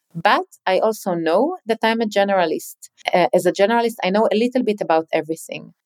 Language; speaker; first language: English; non-native, fluent; Hebrew